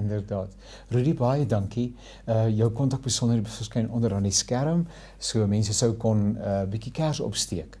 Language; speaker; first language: Afrikaans; native; Afrikaans